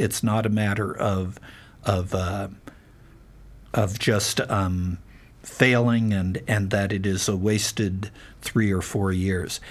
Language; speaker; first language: English; native; English